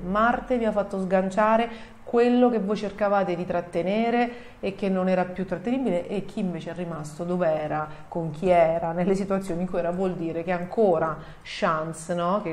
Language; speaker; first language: Italian; native; Italian